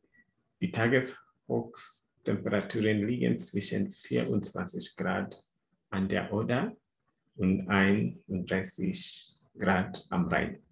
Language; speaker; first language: German; non-native, fluent; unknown